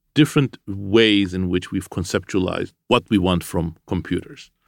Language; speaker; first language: English; non-native, fluent; Armenian